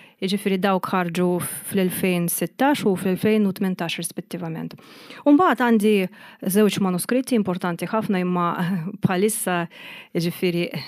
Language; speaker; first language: Maltese; non-native, fluent; Russian